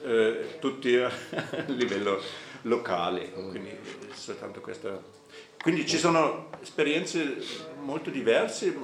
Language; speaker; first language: Italian; non-native, fluent; German